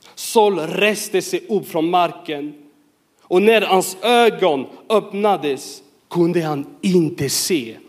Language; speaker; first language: Swedish; non-native, fluent; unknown